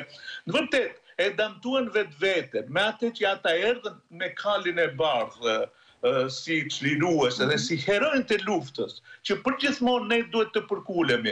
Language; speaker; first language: Albanian; native; Albanian